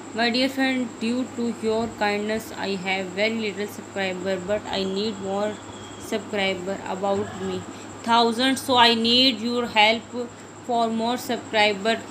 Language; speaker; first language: English; non-native, local second language; Urdu